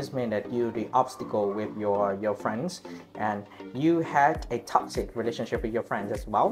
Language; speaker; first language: English; non-native, learner; Vietnamese